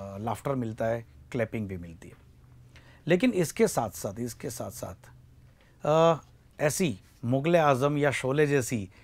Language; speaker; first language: Hindi; non-native, local second language; Gujarati